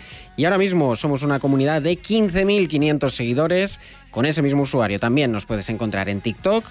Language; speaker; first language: Spanish; native; Spanish